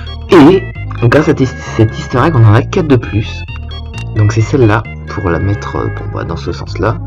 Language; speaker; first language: French; native; French